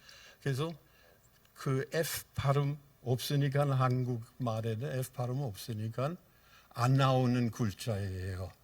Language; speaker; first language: Korean; non-native, fluent; German